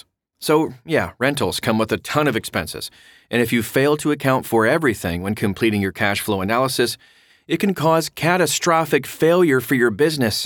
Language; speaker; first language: English; native; English